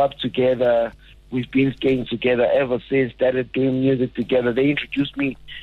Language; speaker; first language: English; non-native, local second language; Zulu